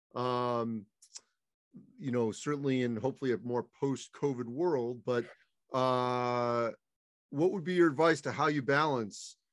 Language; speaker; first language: English; native; English